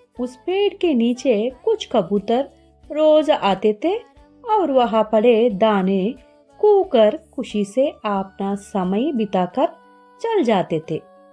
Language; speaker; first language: Hindi; non-native, learner; Telugu